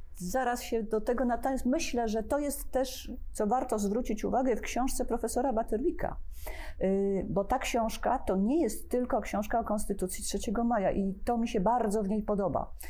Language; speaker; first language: Polish; native; Polish